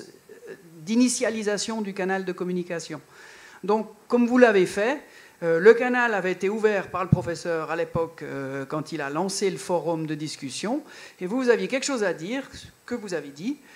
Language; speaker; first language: French; native; French